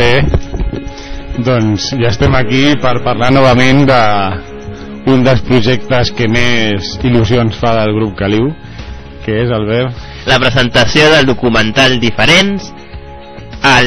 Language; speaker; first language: Catalan; native; Catalan